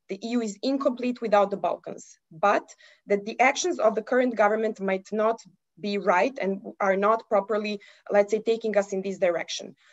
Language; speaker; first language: English; non-native, fluent; Serbian